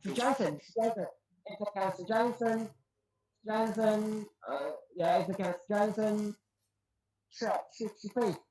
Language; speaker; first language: English; non-native, learner; Chinese